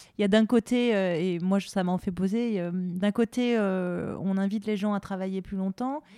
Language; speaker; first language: French; native; French